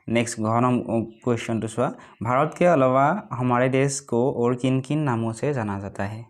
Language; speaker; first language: Hindi; non-native, local second language; Assamese